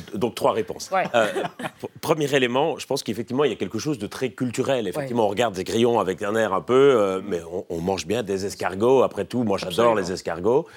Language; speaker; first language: French; native; French